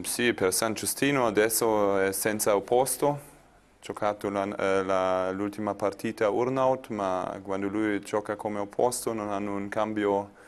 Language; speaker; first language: Italian; non-native, learner; German